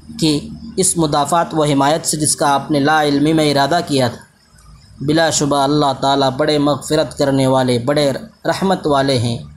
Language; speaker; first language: Urdu; native; Urdu